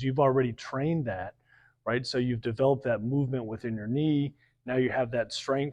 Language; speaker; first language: English; native; English